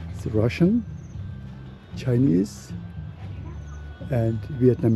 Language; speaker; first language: English; non-native, learner; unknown